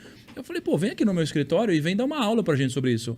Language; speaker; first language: Portuguese; native; Portuguese